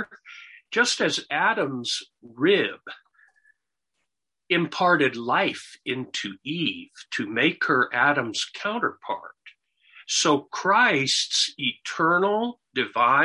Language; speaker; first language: English; native; English